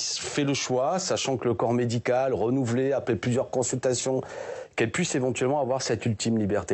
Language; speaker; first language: French; native; French